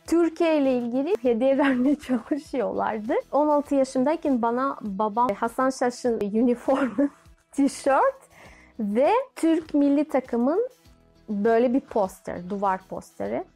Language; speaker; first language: Turkish; non-native, fluent; Russian